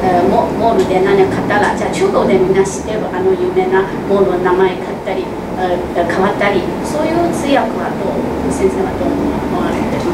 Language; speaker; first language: Japanese; non-native, fluent; Chinese